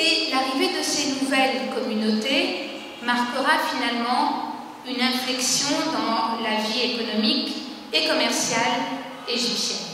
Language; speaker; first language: French; non-native, local second language; Arabic